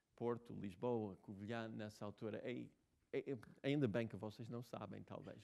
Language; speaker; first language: Portuguese; non-native, fluent; English